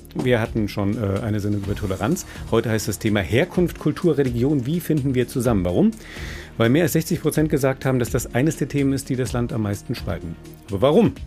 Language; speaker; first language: German; native; German